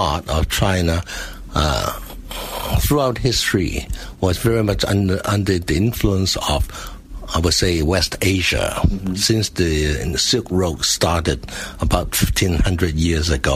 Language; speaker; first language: English; non-native, local second language; Cantonese